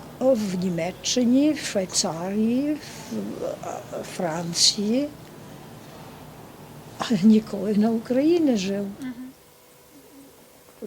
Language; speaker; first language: Ukrainian; early bilingual, heritage; Ukrainian